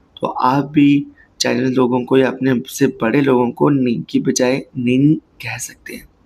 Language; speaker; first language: Urdu; native; Urdu